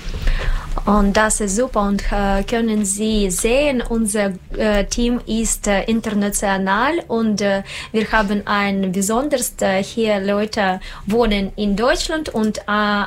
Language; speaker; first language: German; non-native, learner; Russian